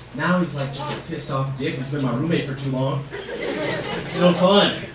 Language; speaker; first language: English; native; English